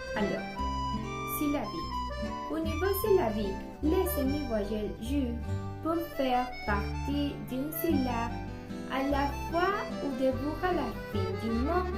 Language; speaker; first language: French; non-native, learner; Spanish